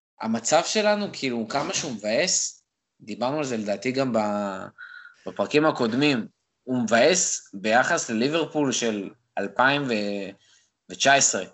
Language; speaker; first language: Hebrew; native; Hebrew